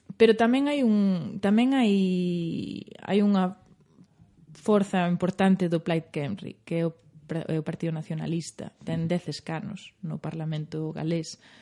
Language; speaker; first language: Galician; native; Galician